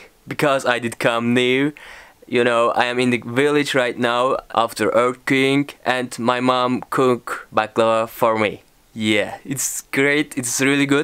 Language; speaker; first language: English; non-native, learner; Turkish